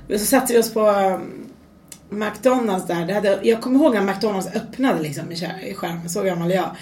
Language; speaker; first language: Swedish; early bilingual, other home language; Persian